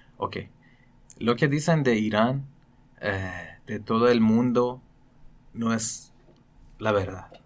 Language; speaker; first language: Spanish; non-native, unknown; Persian